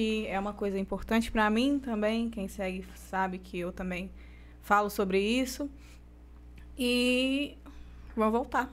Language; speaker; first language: Portuguese; native; Portuguese